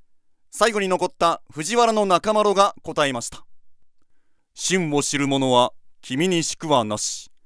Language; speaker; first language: Japanese; native; Japanese